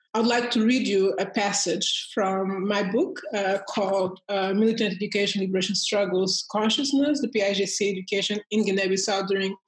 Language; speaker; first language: English; early bilingual, heritage; Portuguese